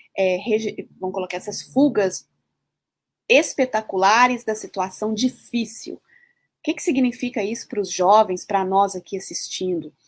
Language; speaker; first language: Portuguese; early bilingual, heritage; Portuguese